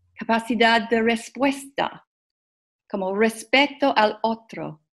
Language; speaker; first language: Spanish; non-native, learner; English